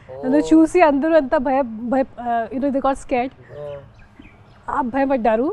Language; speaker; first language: Telugu; non-native, fluent; Hindi